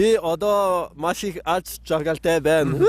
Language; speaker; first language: Mongolian; non-native, learner; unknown